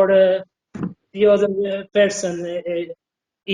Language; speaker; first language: English; non-native, learner; Portuguese